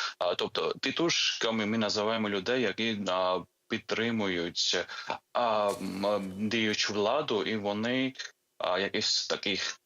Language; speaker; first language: Ukrainian; non-native, fluent; Georgian